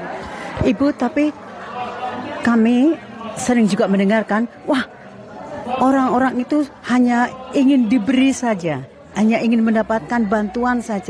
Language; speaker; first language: Indonesian; non-native, fluent; English